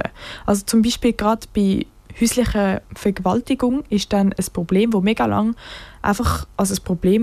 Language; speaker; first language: German; native; German